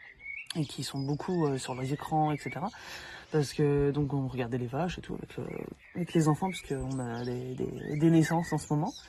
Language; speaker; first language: French; native; French